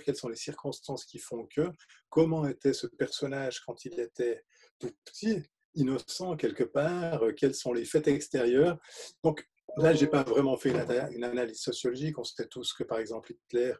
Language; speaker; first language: French; native; French